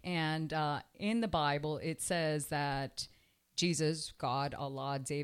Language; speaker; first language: English; native; English